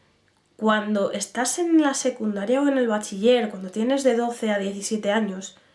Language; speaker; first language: Spanish; native; Spanish